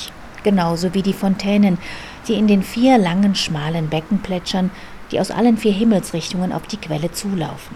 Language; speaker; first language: German; native; German